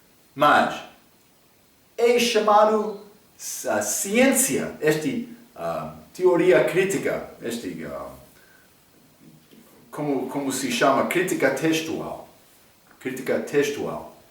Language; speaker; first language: Portuguese; non-native, fluent; English